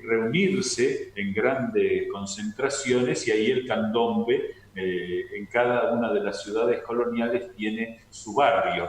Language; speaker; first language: Spanish; native; Spanish